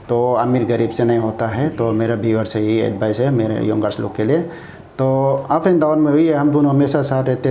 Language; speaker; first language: Hindi; non-native, local second language; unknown